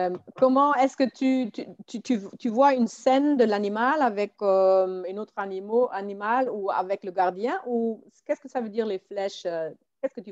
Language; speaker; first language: French; non-native, fluent; German